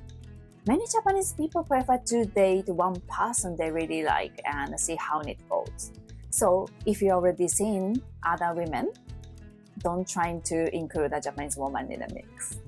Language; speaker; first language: English; non-native, fluent; Japanese